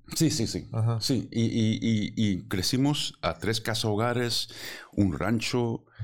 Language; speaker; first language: Spanish; early bilingual, heritage; Spanish